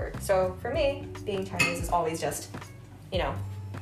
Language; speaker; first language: English; non-native, local second language; Chinese